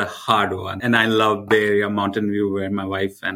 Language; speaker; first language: English; non-native, local second language; Hindi